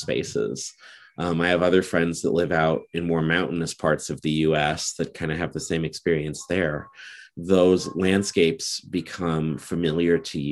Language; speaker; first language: English; native; English